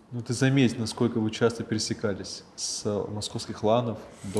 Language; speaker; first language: Russian; native; Russian